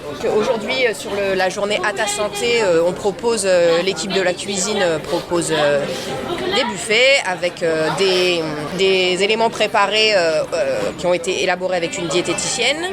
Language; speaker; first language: French; native; French